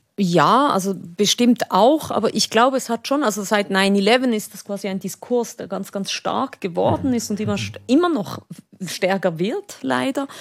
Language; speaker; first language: German; early bilingual, other home language; Spanish